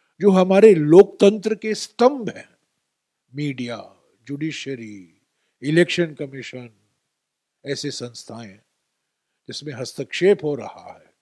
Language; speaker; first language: Hindi; non-native, local second language; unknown